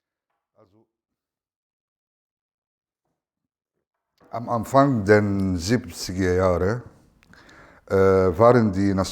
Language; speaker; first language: German; non-native, fluent; Arabic